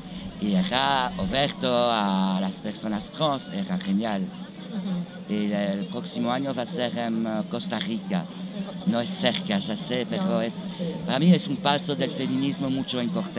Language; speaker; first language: Spanish; non-native, learner; French